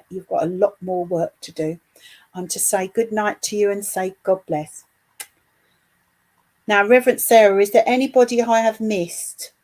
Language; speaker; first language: English; native; English